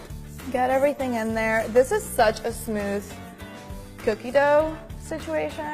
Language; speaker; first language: English; native; English